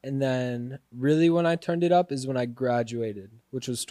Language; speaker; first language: English; native; English